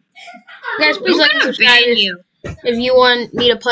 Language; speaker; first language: English; native; English